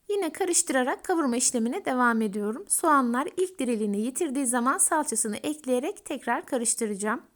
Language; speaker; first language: Turkish; native; Turkish